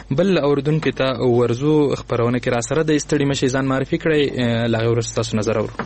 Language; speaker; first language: Pashto; native; Pashto